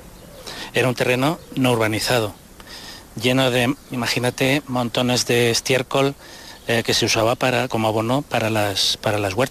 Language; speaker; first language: Spanish; native; Spanish